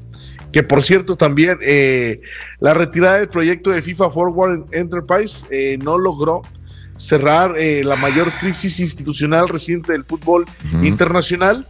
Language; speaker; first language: Spanish; native; Spanish